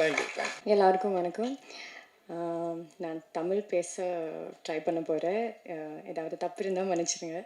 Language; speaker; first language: Tamil; non-native, learner; Malayalam